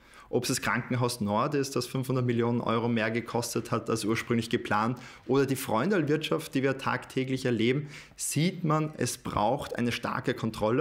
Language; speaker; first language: German; native; German